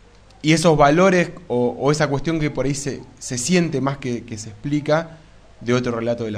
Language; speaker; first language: Spanish; native; Spanish